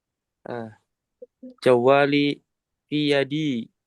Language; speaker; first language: Arabic; non-native, learner; Indonesian